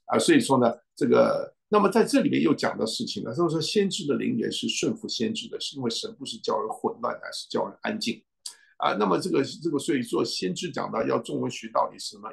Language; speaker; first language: Chinese; native; Chinese